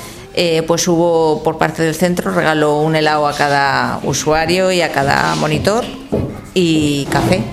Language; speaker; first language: Spanish; native; Spanish